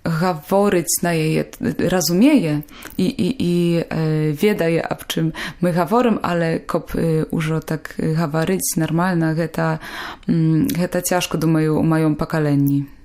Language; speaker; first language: Belarusian; non-native, local second language; Polish